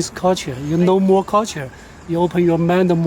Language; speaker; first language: English; non-native, learner; Chinese